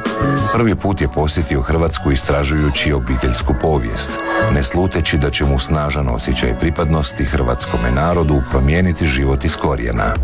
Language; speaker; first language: Croatian; native; Croatian